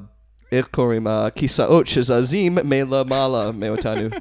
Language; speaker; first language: Hebrew; non-native, fluent; English